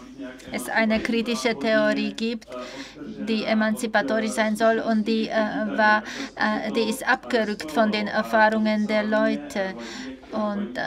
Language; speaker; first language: German; non-native, fluent; Czech